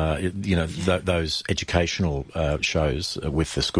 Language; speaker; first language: English; native; English